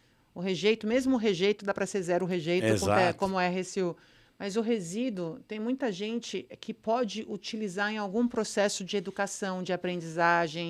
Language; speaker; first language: Portuguese; native; Portuguese